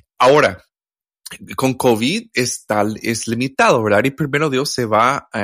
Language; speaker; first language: Spanish; non-native, fluent; English